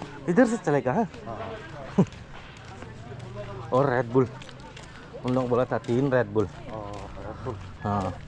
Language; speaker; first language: Hindi; non-native, local second language; Mizo